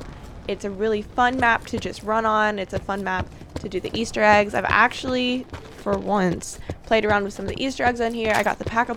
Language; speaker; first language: English; native; English